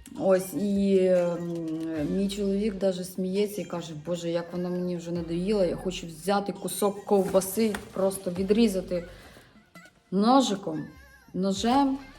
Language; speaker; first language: Ukrainian; non-native, local second language; Russian